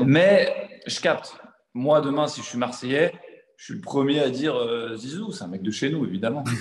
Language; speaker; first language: French; native; French